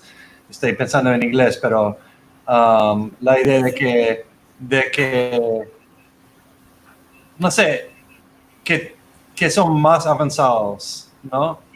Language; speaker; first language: Spanish; non-native, fluent; English